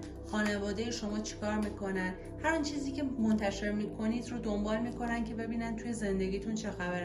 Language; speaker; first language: Persian; native; Persian